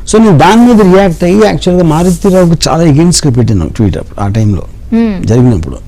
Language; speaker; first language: Telugu; native; Telugu